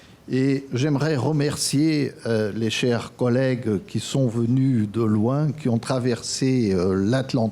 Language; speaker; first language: French; non-native, fluent; Portuguese